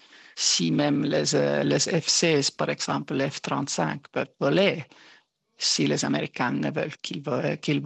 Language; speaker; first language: French; non-native, fluent; Estonian